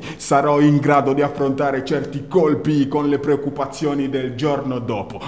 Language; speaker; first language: Italian; early bilingual, other home language; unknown